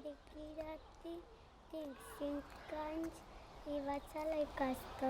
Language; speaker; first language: Catalan; early bilingual, heritage; Catalan